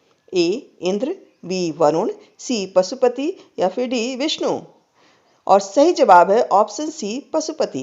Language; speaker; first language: Hindi; native; Hindi